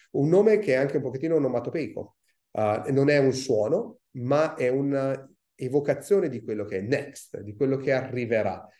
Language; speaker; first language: Italian; native; Italian